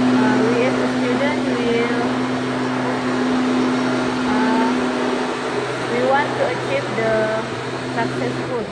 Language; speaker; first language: English; non-native, learner; Malay